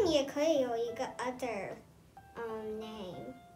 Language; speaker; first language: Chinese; early bilingual, heritage; Chinese